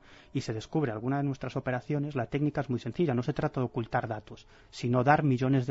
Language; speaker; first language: Spanish; native; Spanish